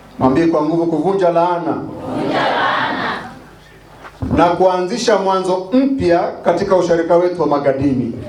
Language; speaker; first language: Swahili; non-native, local second language; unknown